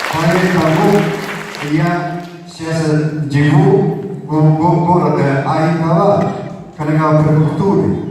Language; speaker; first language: Russian; non-native, learner; Japanese